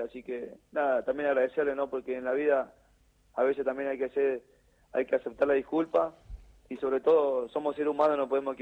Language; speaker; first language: Spanish; native; Spanish